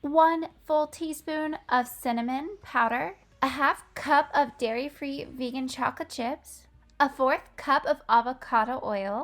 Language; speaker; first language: English; native; English